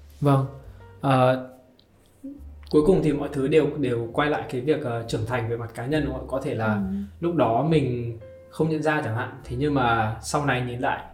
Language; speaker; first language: Vietnamese; native; Vietnamese